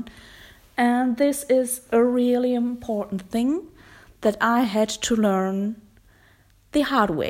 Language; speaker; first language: English; non-native, fluent; German